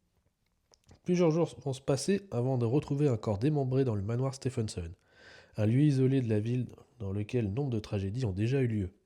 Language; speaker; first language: French; native; French